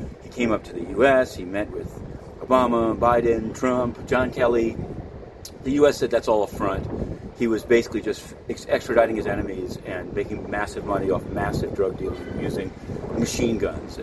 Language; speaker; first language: English; native; English